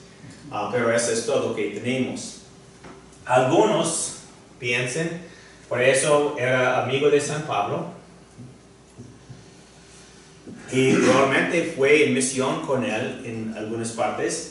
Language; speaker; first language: Spanish; non-native, fluent; English